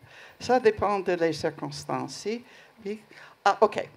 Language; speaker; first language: French; non-native, learner; English